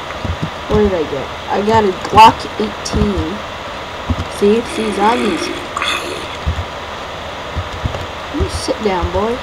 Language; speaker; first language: English; native; English